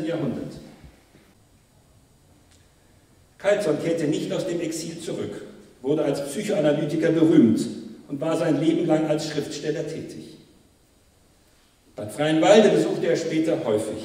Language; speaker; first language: German; native; German